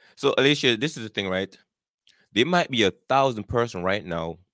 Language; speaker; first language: English; non-native, local second language; Jamaican Creole English